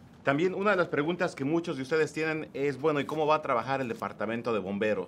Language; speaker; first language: Spanish; native; Spanish